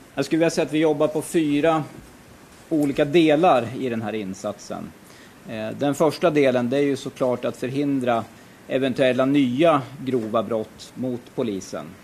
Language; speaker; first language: Swedish; native; Swedish